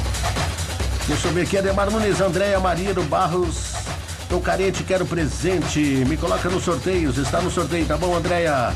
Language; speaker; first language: Portuguese; native; Portuguese